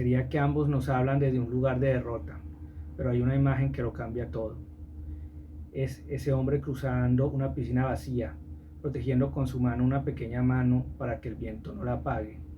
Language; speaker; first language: Spanish; native; Spanish